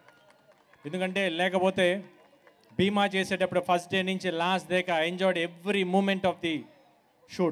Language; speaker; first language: Telugu; native; Telugu